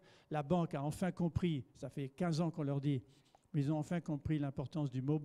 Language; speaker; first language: French; native; French